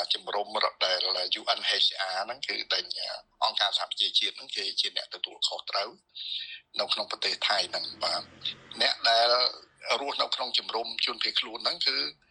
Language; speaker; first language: Khmer; native; Khmer